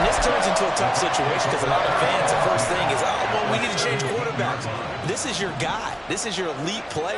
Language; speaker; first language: English; native; English